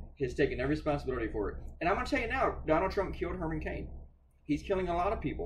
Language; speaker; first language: English; native; English